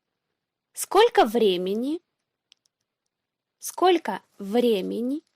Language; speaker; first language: Russian; non-native, fluent; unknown